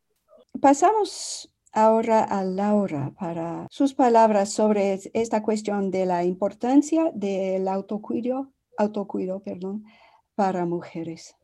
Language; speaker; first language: Spanish; non-native, fluent; English